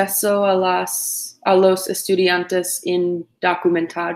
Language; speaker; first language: Spanish; non-native, learner; English